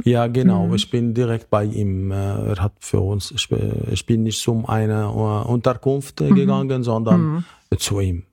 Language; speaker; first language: German; non-native, learner; Arabic